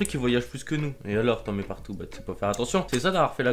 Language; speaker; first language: French; native; French